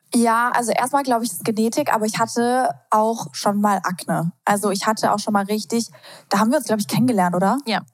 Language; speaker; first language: German; native; German